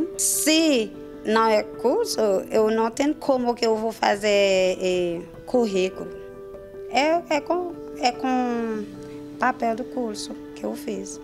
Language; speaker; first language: Portuguese; non-native, learner; Haitian Creole